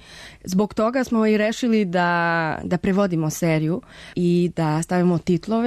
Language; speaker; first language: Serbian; non-native, fluent; Spanish